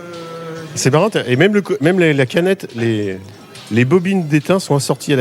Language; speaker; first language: French; native; French